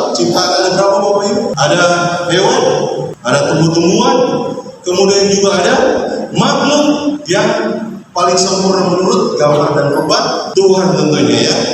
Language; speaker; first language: Indonesian; native; Indonesian